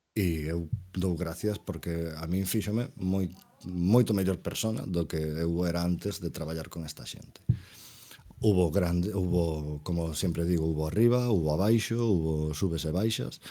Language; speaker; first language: Galician; non-native, local second language; Spanish